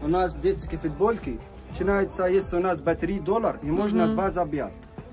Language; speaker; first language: Russian; non-native, learner; Arabic